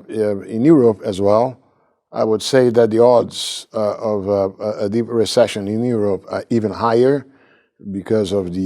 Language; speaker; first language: English; non-native, fluent; Portuguese